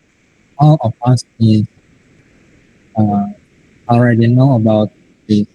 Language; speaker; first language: English; non-native, learner; Indonesian